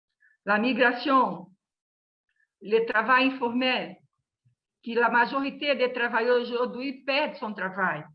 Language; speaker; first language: French; non-native, learner; Portuguese